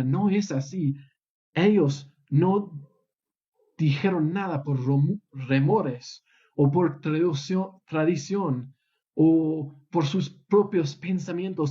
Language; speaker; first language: Spanish; non-native, fluent; English